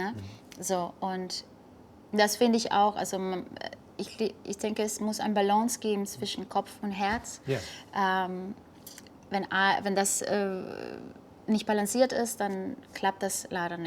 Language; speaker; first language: German; non-native, fluent; Spanish